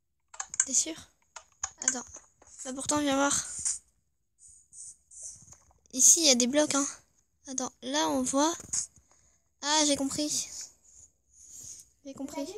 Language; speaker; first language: French; native; French